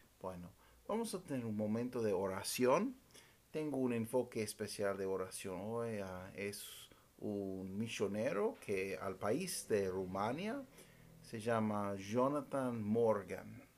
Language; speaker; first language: Spanish; non-native, fluent; English